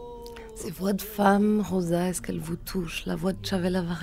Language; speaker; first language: French; native; French